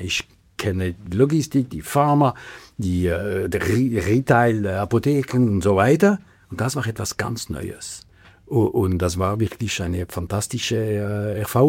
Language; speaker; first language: German; non-native, local second language; French